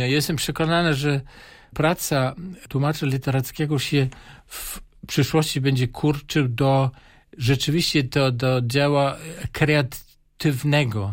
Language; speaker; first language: Polish; non-native, fluent; German